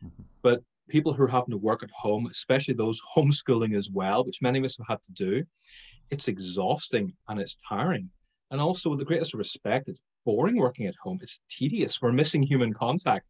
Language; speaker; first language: English; native; English